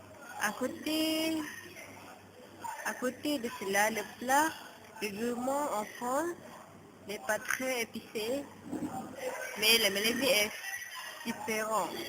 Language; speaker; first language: French; non-native, learner; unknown